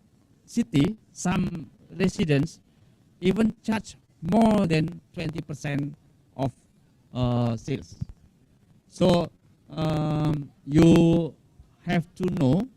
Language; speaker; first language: English; non-native, fluent; Indonesian